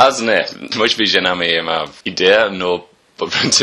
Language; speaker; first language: Bulgarian; non-native, learner; English